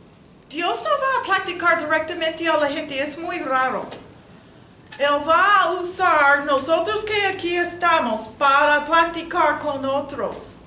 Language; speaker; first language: Spanish; non-native, learner; English